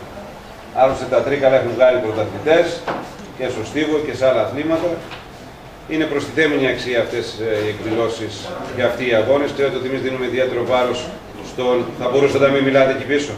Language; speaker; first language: Greek; native; Greek